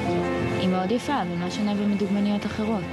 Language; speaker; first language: Hebrew; native; Hebrew